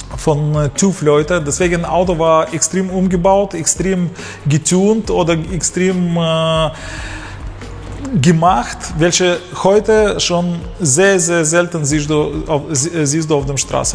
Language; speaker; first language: German; non-native, learner; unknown